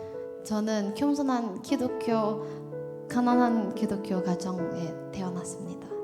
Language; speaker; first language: Korean; non-native, learner; Indonesian